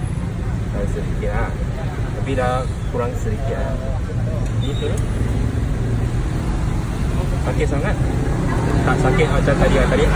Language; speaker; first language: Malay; non-native, local second language; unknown